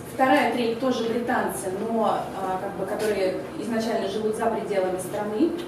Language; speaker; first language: Russian; native; Russian